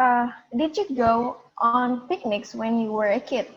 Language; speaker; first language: English; non-native, fluent; Indonesian